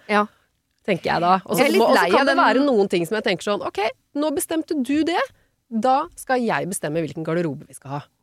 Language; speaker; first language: Norwegian; native; Norwegian